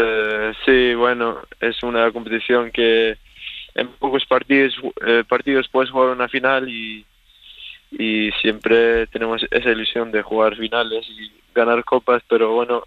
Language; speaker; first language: Spanish; early bilingual, other home language; Swedish